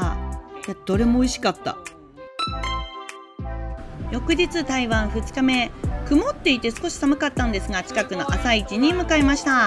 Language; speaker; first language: Japanese; native; Japanese